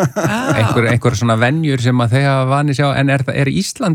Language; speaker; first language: Icelandic; native; Icelandic